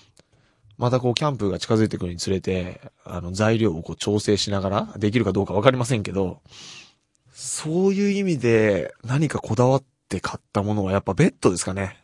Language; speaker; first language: Japanese; native; Japanese